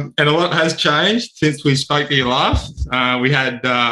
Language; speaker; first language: English; native; English